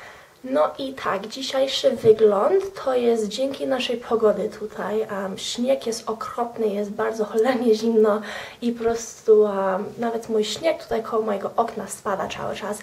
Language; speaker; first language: Polish; early bilingual, heritage; Polish